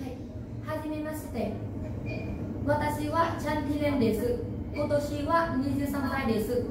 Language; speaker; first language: Japanese; non-native, learner; Vietnamese